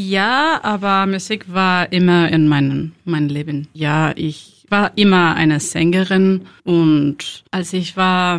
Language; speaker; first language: German; non-native, learner; Spanish